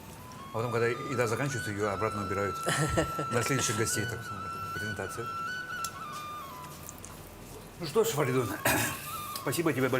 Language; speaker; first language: Russian; native; Russian